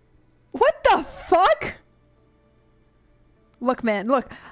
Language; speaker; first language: English; native; English